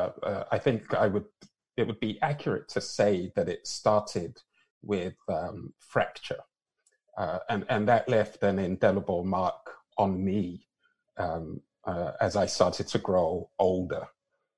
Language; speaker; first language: English; native; English